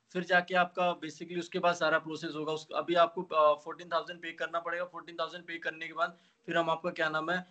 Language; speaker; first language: Hindi; native; Hindi